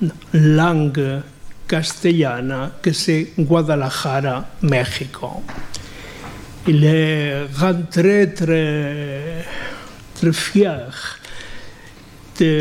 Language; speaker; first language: French; non-native, fluent; Spanish